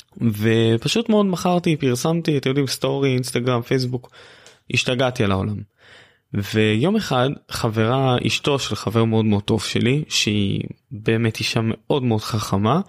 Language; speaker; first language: Hebrew; native; Hebrew